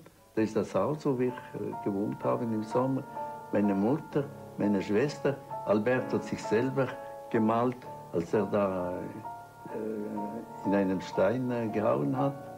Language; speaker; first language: German; non-native, local second language; Italian